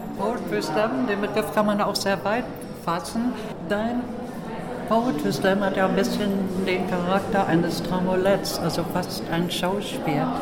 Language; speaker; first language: German; native; German